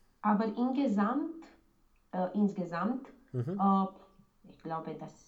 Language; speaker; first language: German; non-native, learner; Romanian